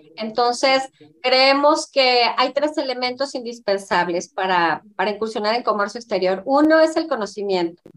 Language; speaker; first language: Spanish; native; Spanish